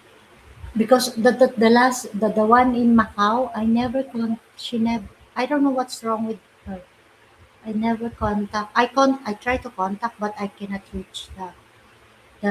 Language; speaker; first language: English; non-native, local second language; Filipino